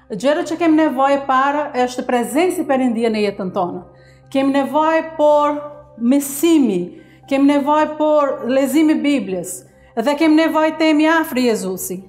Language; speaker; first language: Albanian; non-native, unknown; Portuguese